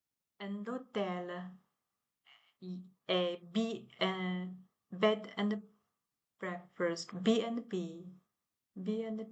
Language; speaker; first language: French; non-native, learner; Chinese